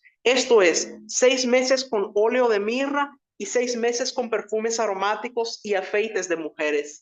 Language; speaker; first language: Spanish; native; Spanish